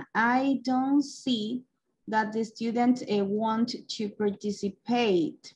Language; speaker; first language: English; non-native, local second language; Spanish